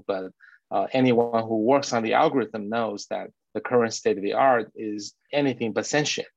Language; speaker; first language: English; native; English